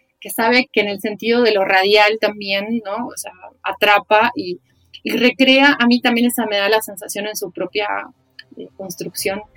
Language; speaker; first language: Spanish; native; Spanish